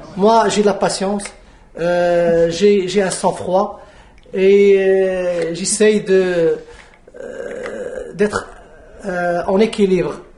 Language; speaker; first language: French; non-native, local second language; Arabic